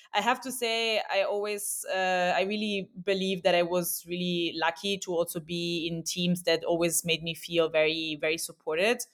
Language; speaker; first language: English; non-native, fluent; Italian